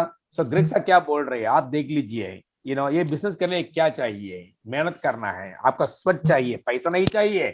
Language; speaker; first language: Hindi; non-native, fluent; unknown